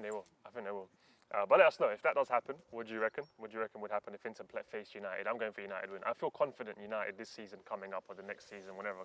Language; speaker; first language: English; early bilingual, other home language; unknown